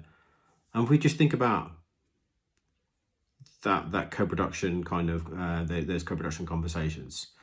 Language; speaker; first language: English; native; English